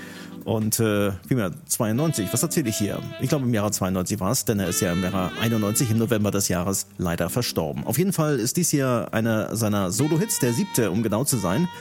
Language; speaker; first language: German; native; German